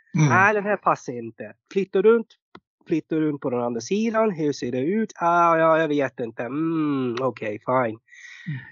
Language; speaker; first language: Swedish; non-native, fluent; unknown